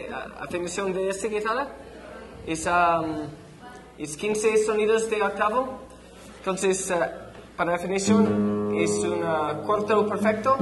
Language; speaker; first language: Spanish; non-native, learner; English